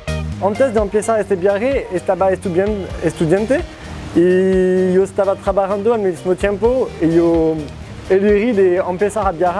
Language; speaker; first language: Spanish; non-native, learner; French